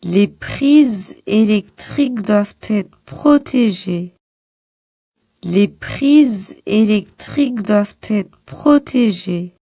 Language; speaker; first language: French; non-native, local second language; Arabic